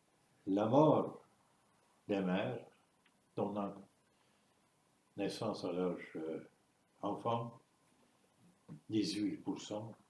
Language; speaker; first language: French; non-native, fluent; Turkish